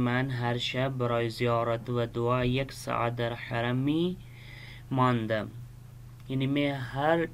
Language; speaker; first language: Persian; non-native, fluent; Urdu